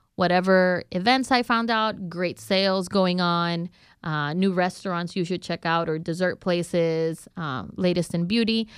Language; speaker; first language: English; non-native, fluent; Spanish